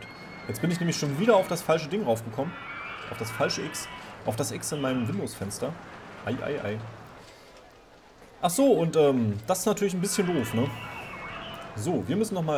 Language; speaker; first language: German; native; German